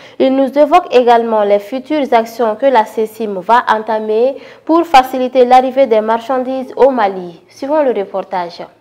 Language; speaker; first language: French; non-native, local second language; Bambara